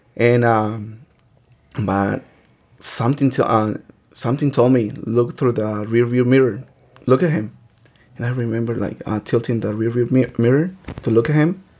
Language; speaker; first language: English; early bilingual, other home language; Spanish